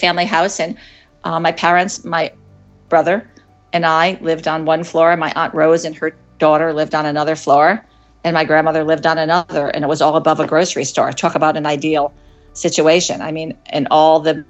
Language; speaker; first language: English; native; English